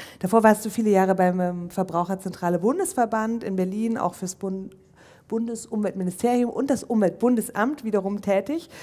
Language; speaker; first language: German; native; German